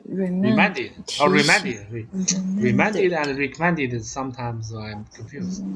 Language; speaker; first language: English; non-native, learner; Vietnamese